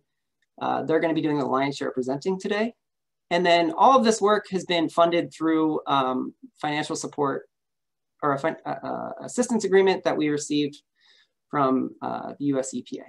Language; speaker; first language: English; native; English